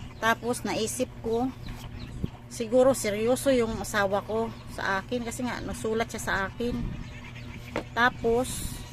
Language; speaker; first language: Filipino; non-native, local second language; Hiligaynon